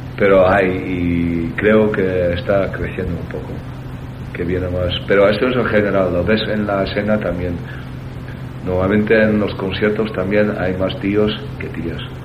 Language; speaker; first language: Spanish; non-native, fluent; Dutch